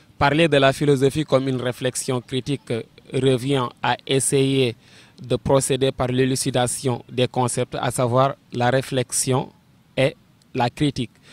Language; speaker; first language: French; non-native, local second language; Wolof